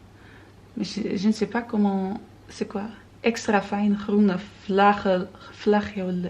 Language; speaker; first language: French; non-native, learner; Dutch